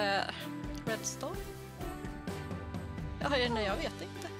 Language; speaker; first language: Swedish; native; Swedish